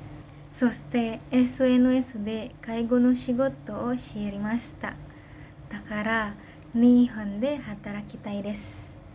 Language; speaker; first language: Japanese; non-native, learner; Indonesian